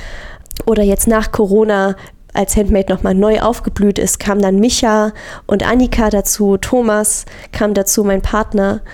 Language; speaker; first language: German; native; German